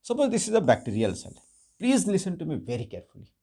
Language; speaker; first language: English; non-native, local second language; Nepali